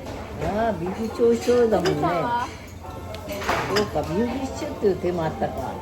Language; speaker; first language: Japanese; native; Japanese